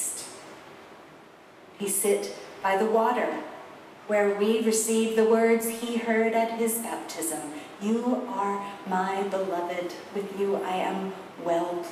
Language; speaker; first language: English; native; English